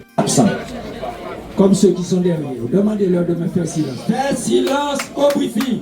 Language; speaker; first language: French; native; French